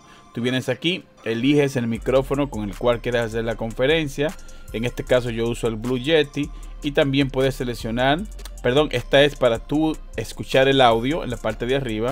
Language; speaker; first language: Spanish; native; Spanish